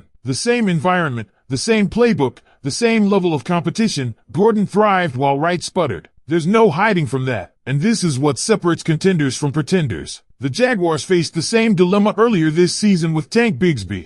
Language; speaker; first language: English; native; English